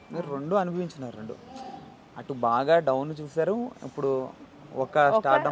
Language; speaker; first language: Telugu; native; Telugu